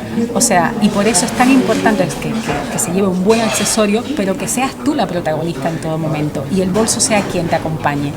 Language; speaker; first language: Spanish; native; Spanish